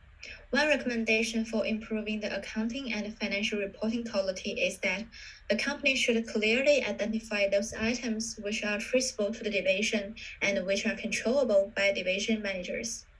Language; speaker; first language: English; non-native, fluent; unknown